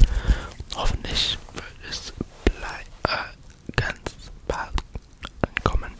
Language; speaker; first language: German; non-native, learner; English